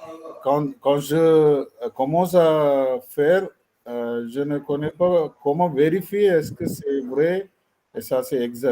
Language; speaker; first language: French; non-native, learner; Tamil